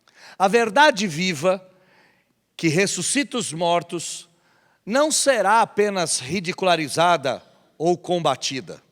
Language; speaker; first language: Portuguese; native; Portuguese